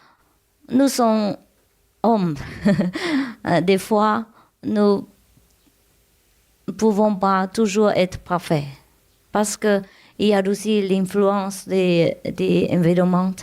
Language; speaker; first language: French; non-native, learner; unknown